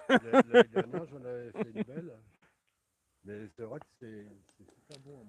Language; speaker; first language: French; native; French